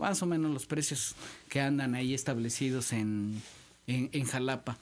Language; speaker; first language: Spanish; native; Spanish